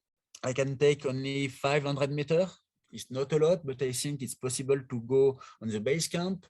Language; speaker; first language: English; non-native, learner; French